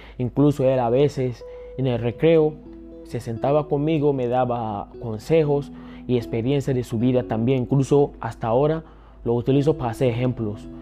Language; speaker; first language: Spanish; early bilingual, other home language; Akan